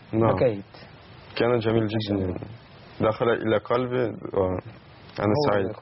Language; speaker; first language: Arabic; non-native, learner; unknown